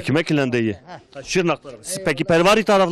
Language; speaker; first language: Turkish; native; Turkish